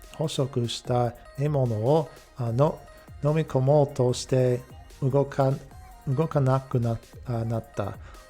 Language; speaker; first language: Japanese; non-native, fluent; English